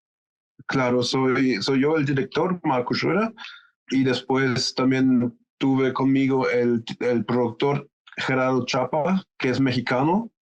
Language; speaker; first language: Spanish; non-native, fluent; German